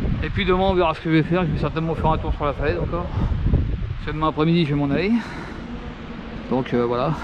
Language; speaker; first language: French; native; French